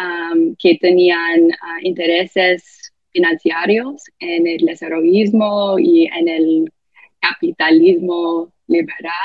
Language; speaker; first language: Spanish; non-native, fluent; English